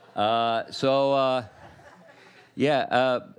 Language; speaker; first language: English; non-native, fluent; Arabic